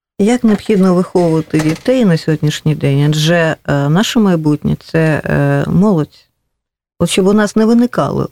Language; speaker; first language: Ukrainian; native; Ukrainian